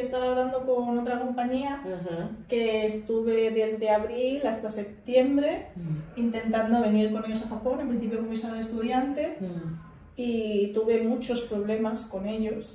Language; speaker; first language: Spanish; native; Spanish